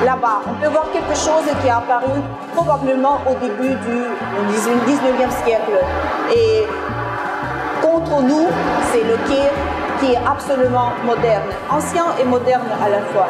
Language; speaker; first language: French; non-native, fluent; Russian